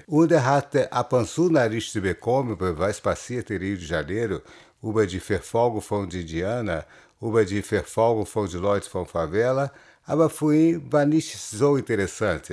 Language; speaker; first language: German; non-native, learner; Portuguese